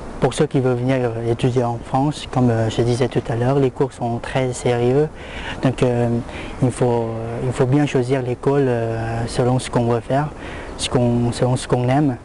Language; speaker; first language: French; non-native, fluent; Lao